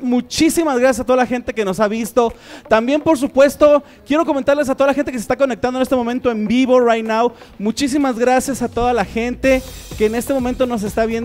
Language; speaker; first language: Spanish; native; Spanish